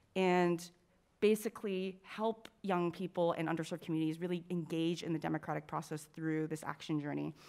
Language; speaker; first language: English; native; English